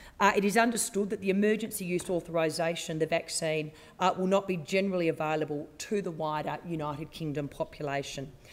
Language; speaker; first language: English; native; English